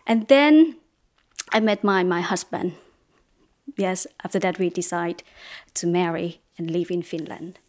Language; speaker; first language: English; non-native, learner; Thai